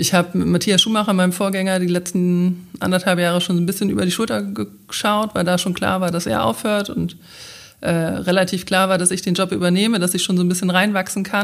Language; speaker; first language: German; native; German